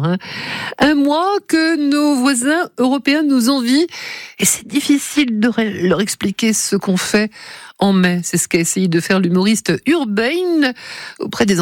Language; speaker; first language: French; native; French